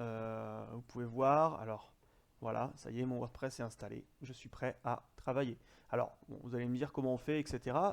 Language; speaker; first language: French; native; French